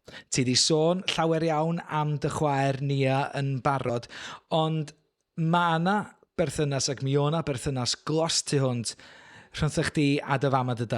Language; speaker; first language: Welsh; native; Welsh